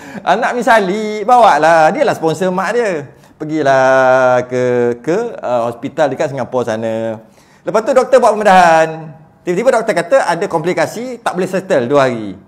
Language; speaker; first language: Malay; native; Malay